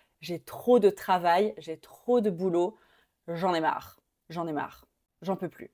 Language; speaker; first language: French; native; French